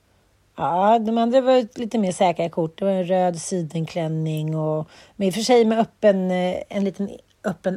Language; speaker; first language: Swedish; native; Swedish